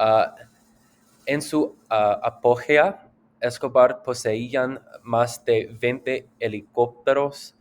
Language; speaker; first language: Spanish; non-native, learner; English